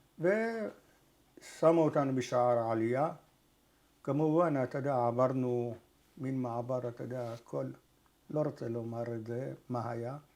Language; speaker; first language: Hebrew; early bilingual, other home language; Arabic